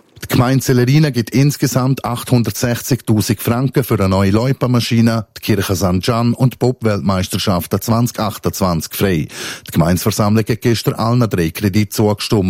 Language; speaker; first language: German; native; German